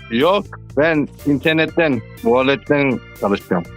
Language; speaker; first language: Turkish; early bilingual, heritage; Turkish